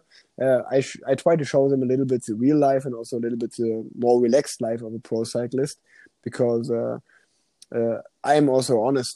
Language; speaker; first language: English; non-native, fluent; German